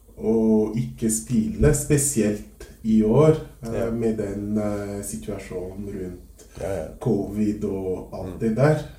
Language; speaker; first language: Norwegian; non-native, fluent; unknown